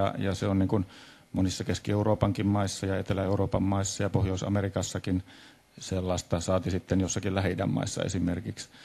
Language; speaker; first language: Finnish; native; Finnish